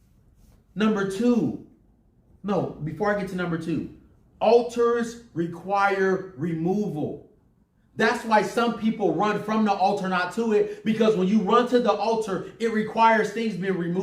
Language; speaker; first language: English; native; English